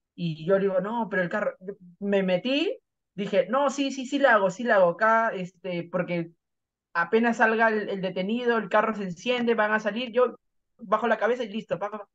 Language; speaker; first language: Spanish; native; Spanish